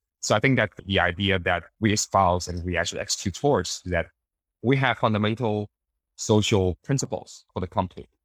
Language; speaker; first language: English; early bilingual, other home language; Chinese